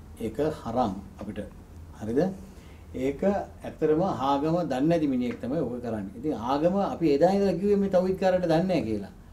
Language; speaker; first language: Sinhala; non-native, local second language; Tamil